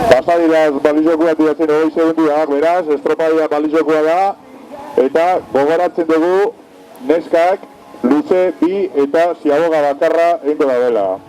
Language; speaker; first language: Basque; native; Basque